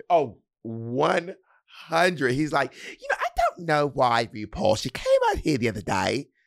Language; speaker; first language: English; native; English